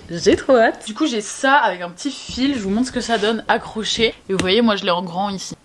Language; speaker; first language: French; native; French